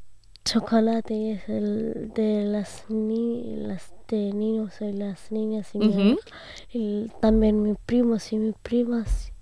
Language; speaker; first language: Spanish; non-native, learner; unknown